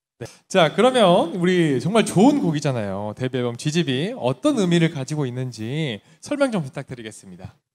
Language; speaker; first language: Korean; native; Korean